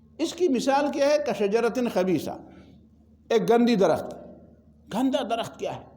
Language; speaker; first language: Urdu; non-native, local second language; Pashto